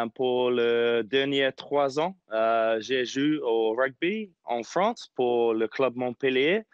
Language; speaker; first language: French; non-native, learner; English